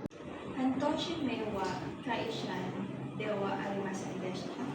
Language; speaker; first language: Japanese; non-native, learner; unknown